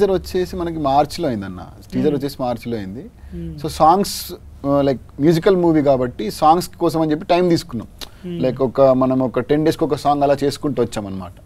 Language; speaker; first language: Telugu; native; Telugu